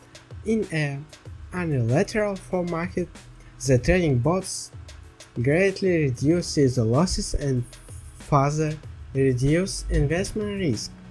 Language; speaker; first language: English; non-native, learner; Russian